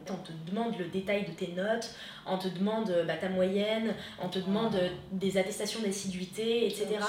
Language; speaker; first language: French; non-native, local second language; Arabic